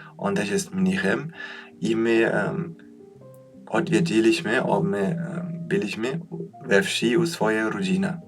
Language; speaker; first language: Polish; early bilingual, heritage; Polish